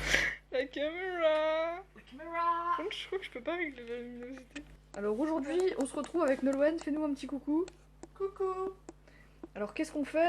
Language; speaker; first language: French; native; French